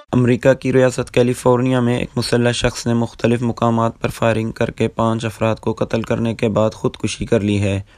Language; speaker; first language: Urdu; non-native, local second language; Baluchi